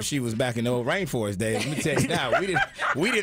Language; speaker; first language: English; native; English